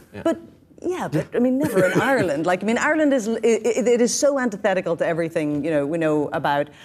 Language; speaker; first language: English; native; English